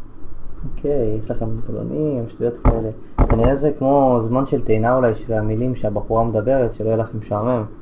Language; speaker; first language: Hebrew; native; Hebrew